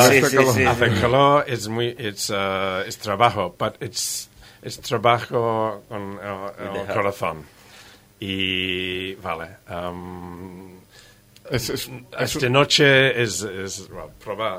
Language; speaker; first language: Spanish; non-native, learner; English